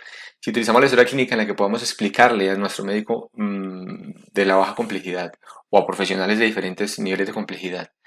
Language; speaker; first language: Spanish; native; Spanish